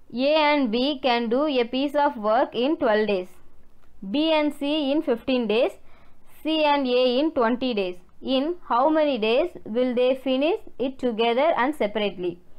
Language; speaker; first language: English; non-native, local second language; Tamil